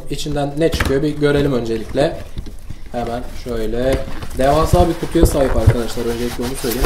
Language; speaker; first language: Turkish; native; Turkish